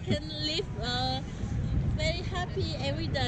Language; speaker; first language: English; non-native, learner; Vietnamese